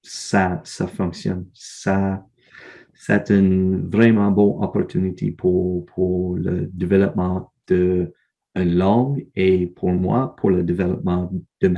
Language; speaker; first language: French; non-native, learner; English